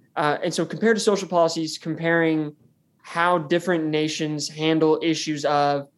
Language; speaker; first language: English; native; English